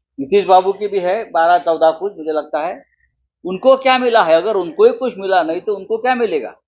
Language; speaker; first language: Hindi; non-native, local second language; Marathi